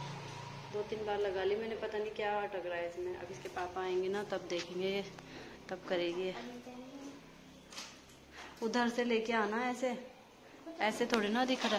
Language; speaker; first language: Hindi; native; Hindi